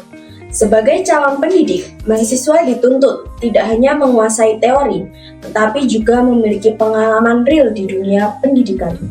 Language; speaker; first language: Indonesian; native; Indonesian